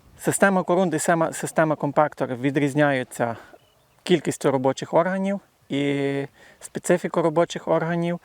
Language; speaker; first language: Ukrainian; native; Ukrainian